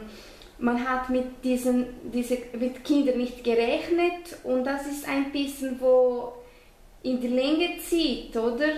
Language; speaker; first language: German; non-native, fluent; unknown